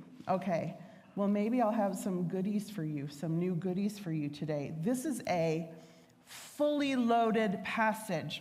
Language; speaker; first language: English; native; English